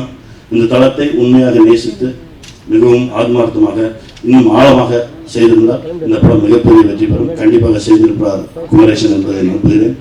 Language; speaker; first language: Tamil; native; Tamil